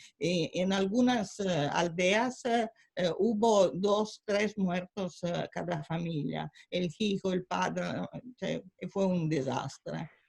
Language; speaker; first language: Spanish; non-native, fluent; Italian